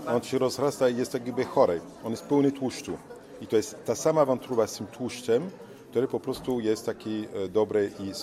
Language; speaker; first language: Polish; non-native, learner; French